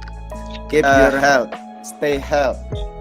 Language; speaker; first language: English; non-native, learner; Indonesian